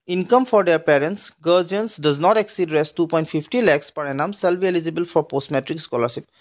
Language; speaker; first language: English; non-native, local second language; Assamese